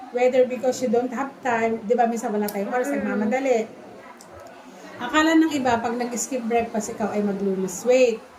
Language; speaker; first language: Filipino; native; Filipino